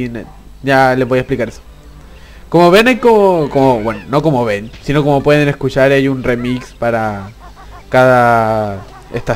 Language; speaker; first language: Spanish; native; Spanish